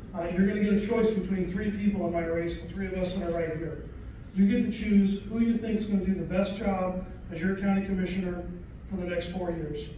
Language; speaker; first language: English; native; English